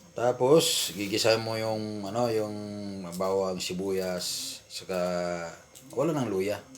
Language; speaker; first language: Filipino; non-native, local second language; Iloko